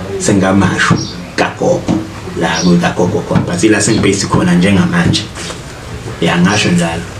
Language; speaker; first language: Zulu; native; Zulu